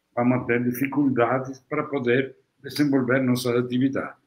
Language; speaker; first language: Portuguese; non-native, fluent; Italian